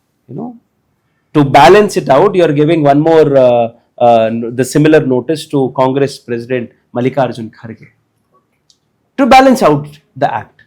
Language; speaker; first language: English; non-native, local second language; Tamil